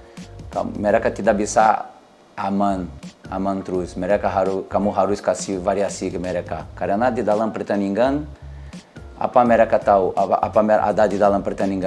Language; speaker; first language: Indonesian; non-native, learner; Portuguese